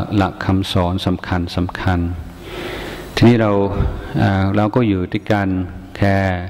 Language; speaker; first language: Thai; non-native, fluent; English